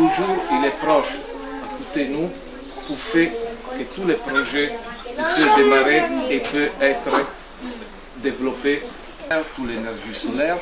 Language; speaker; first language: French; non-native, fluent; Italian